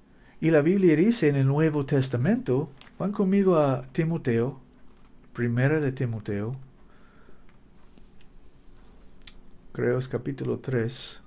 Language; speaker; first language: Spanish; non-native, learner; English